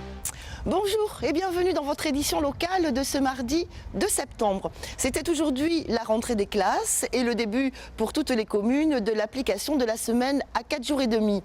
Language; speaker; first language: French; native; French